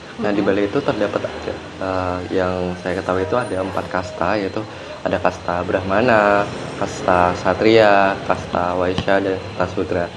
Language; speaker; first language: Indonesian; native; Indonesian